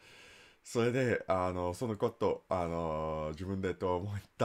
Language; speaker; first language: Japanese; non-native, learner; English